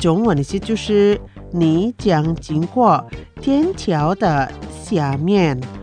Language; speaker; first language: Chinese; non-native, fluent; Indonesian